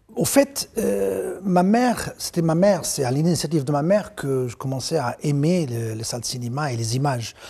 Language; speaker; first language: French; non-native, local second language; Arabic